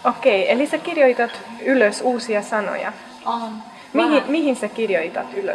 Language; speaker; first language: Finnish; native; Finnish